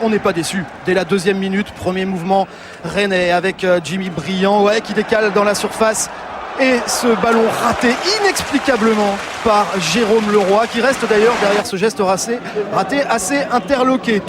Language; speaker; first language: French; native; French